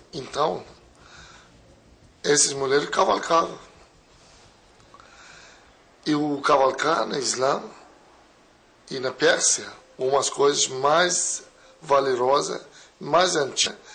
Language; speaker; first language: Portuguese; non-native, fluent; Persian